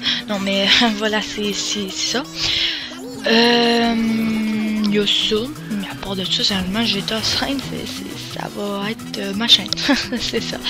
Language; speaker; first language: French; native; French